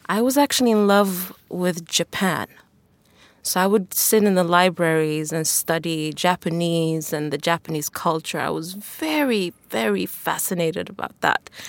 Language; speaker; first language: English; non-native, fluent; Wolof